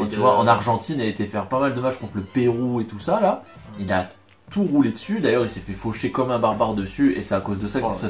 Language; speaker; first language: French; native; French